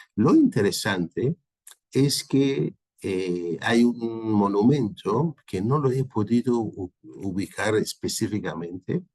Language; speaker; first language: Spanish; non-native, fluent; Persian